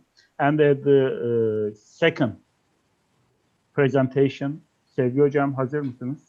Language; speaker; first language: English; non-native, learner; Turkish